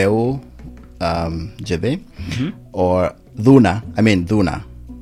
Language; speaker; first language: English; non-native, local second language; Kikuyu